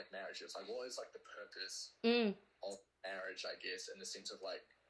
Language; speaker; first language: English; native; English